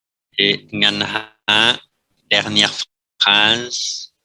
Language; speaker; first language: French; non-native, fluent; Vietnamese